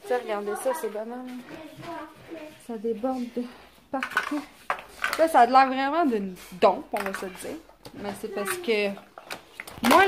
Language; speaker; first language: French; native; French